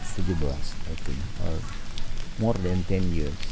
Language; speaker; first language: English; non-native, learner; Indonesian